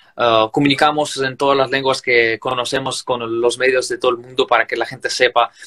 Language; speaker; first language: Spanish; non-native, fluent; Ukrainian